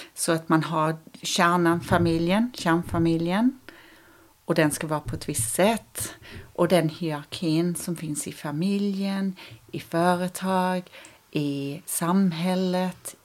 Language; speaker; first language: Swedish; early bilingual, other home language; English